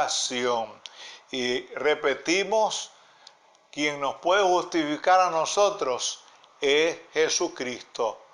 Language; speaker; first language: Spanish; native; Spanish